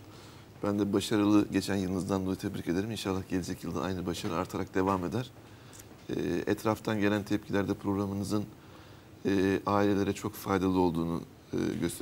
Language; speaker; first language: Turkish; native; Turkish